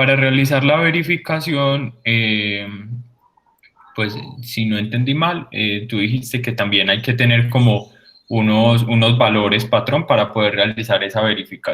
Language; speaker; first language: Spanish; native; Spanish